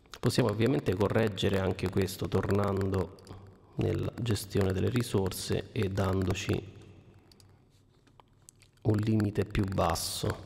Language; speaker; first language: Italian; native; Italian